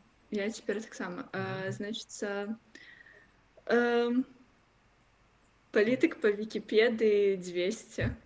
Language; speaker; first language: Belarusian; non-native, local second language; Russian